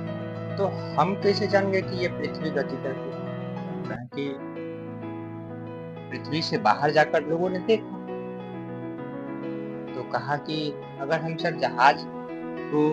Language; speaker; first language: Hindi; native; Hindi